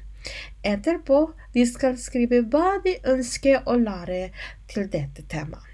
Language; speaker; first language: Norwegian; non-native, learner; Filipino